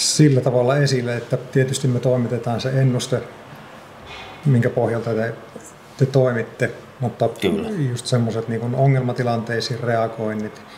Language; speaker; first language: Finnish; native; Finnish